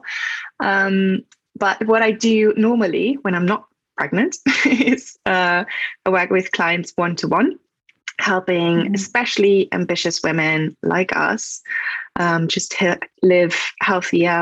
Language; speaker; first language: English; non-native, fluent; German